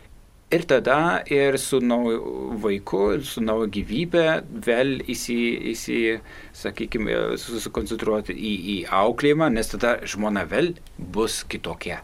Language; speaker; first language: Lithuanian; non-native, fluent; German